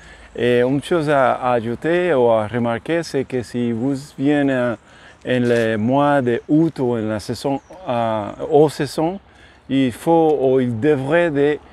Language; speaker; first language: French; non-native, learner; Spanish